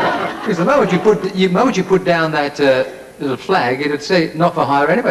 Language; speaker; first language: English; native; English